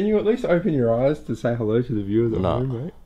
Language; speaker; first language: English; native; English